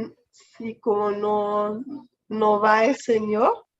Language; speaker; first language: Spanish; non-native, fluent; German